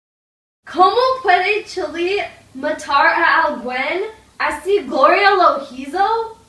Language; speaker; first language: Spanish; non-native, learner; English